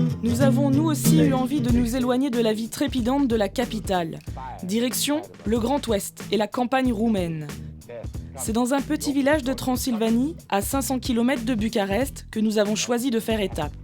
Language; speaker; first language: French; native; French